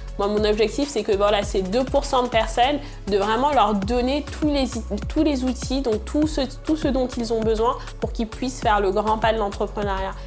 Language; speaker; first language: French; early bilingual, other home language; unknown